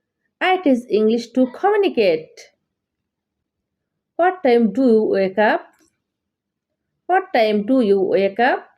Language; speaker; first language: English; non-native, learner; Bangla